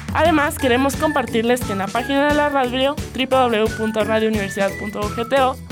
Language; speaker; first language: Spanish; native; Spanish